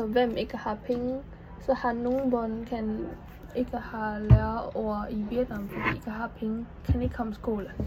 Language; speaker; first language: Danish; non-native, learner; Vietnamese